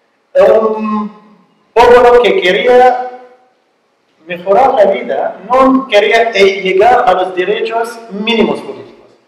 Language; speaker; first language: Spanish; non-native, learner; Arabic